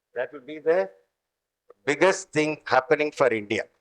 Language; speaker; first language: English; non-native, local second language; Tamil